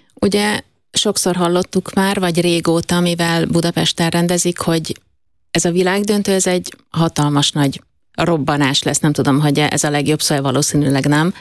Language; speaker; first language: Hungarian; native; Hungarian